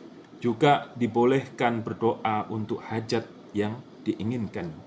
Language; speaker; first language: Indonesian; native; Indonesian